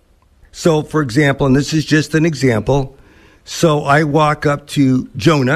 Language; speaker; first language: English; native; English